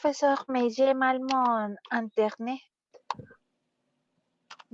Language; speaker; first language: French; non-native, learner; Spanish